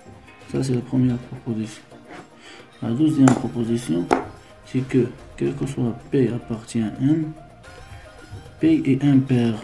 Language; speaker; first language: French; non-native, local second language; Arabic